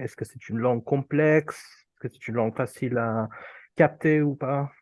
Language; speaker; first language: French; non-native, fluent; Urdu